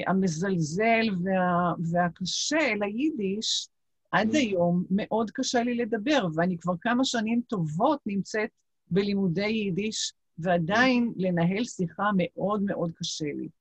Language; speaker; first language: Hebrew; non-native, local second language; Yiddish